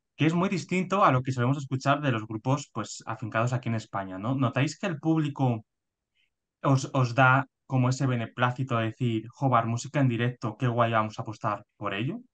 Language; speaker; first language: Spanish; native; Spanish